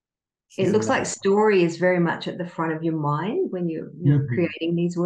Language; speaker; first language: English; native; English